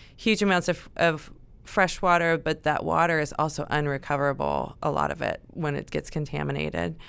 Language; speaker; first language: English; native; English